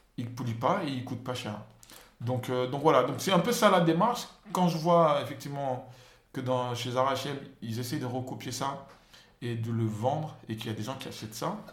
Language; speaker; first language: French; non-native, local second language; Wolof